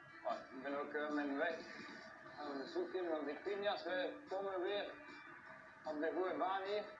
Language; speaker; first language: Dutch; non-native, local second language; French